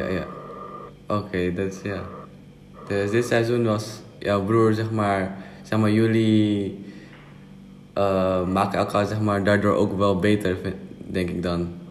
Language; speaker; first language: Dutch; non-native, fluent; Indonesian